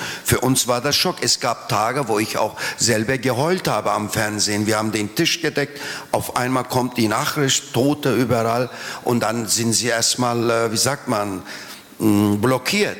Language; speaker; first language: German; non-native, fluent; Turkish